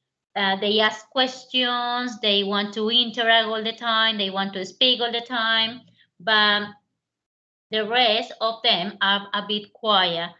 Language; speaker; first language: English; non-native, learner; Spanish